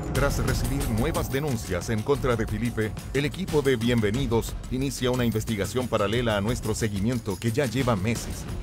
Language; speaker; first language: Spanish; native; Spanish